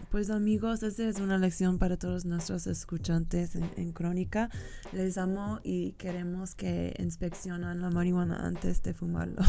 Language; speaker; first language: Spanish; non-native, fluent; English